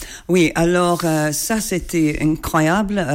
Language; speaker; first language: French; non-native, learner; English